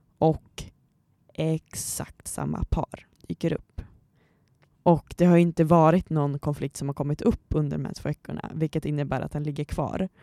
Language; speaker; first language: Swedish; native; Swedish